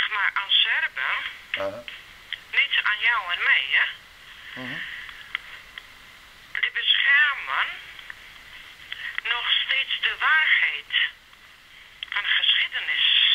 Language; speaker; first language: Dutch; non-native, learner; Serbian